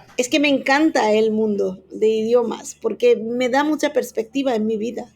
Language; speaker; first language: Spanish; non-native, fluent; Bangla